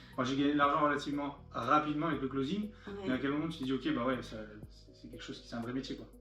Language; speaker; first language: French; native; French